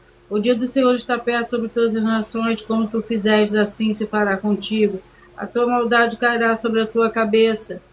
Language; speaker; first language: Portuguese; native; Portuguese